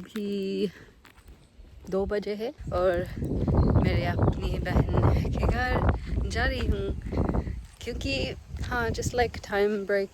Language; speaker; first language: Hindi; non-native, learner; English